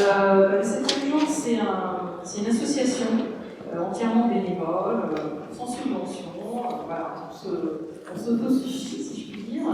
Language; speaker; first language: French; native; French